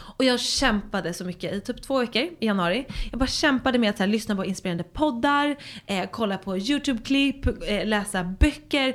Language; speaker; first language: Swedish; native; Swedish